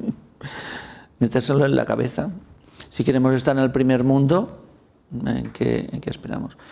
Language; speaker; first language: Spanish; native; Spanish